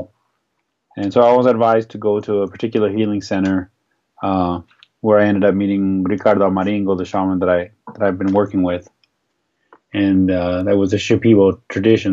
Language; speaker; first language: English; native; English